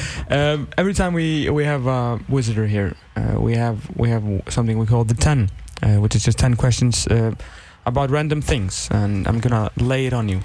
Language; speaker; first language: English; non-native, fluent; Icelandic